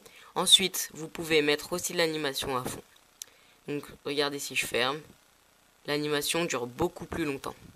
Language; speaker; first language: French; native; French